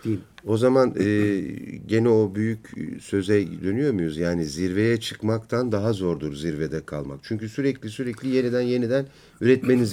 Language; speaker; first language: Turkish; native; Turkish